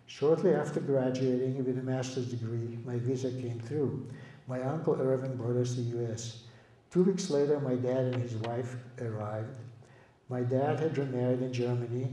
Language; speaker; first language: English; early bilingual, other home language; Lithuanian